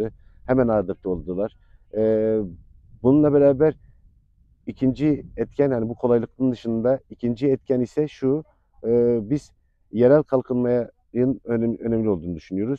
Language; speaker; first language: Turkish; native; Turkish